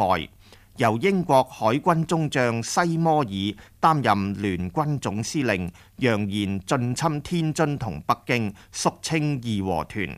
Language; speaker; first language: Chinese; non-native, local second language; Cantonese